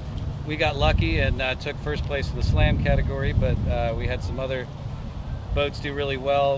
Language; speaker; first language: English; native; English